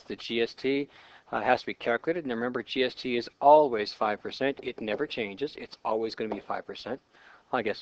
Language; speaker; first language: English; native; English